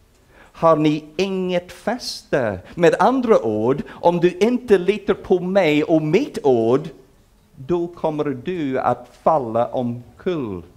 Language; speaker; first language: Swedish; non-native, fluent; English